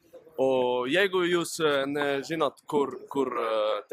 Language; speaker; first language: Lithuanian; non-native, learner; Swedish